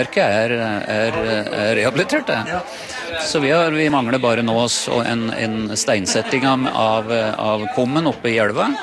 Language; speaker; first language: Norwegian; native; Norwegian